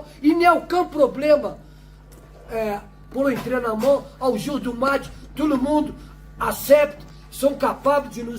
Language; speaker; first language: French; non-native, learner; Portuguese